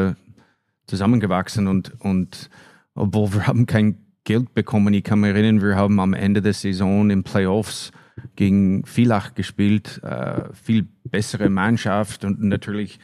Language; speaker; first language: German; non-native, fluent; English